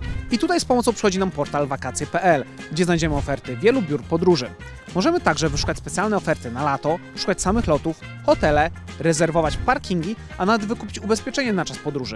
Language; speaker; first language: Polish; native; Polish